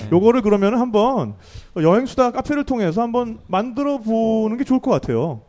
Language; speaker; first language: Korean; native; Korean